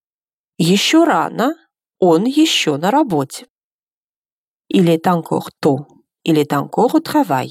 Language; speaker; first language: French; non-native, fluent; Russian